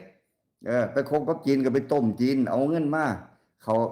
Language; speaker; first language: Thai; non-native, local second language; Lao